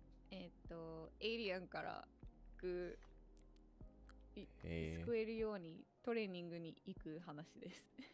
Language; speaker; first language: Japanese; non-native, fluent; English